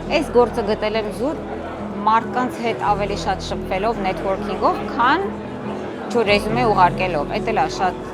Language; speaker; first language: Armenian; native; Armenian